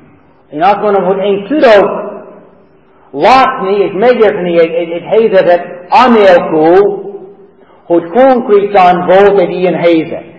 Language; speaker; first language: Hungarian; non-native, learner; English